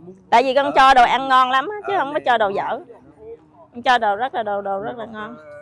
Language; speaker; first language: Vietnamese; native; Vietnamese